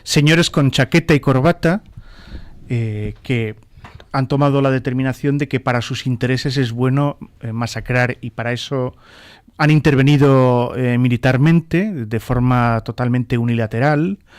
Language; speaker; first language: Spanish; native; Spanish